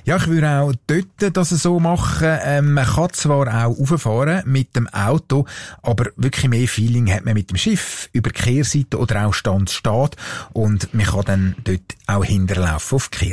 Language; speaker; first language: German; native; German